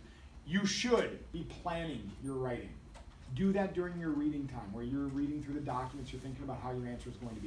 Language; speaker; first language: English; native; English